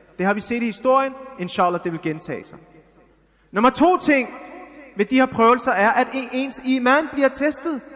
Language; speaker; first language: Danish; early bilingual, other home language; Arabic